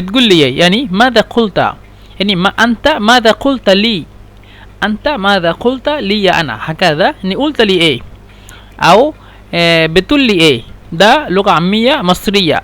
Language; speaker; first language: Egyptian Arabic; non-native, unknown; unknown